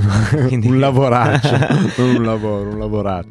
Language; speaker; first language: Italian; native; Italian